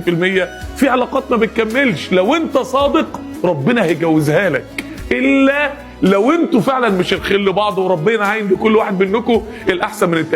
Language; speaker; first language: Arabic; native; Arabic